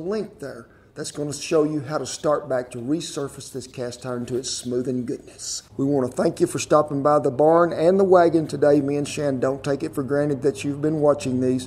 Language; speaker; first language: English; native; English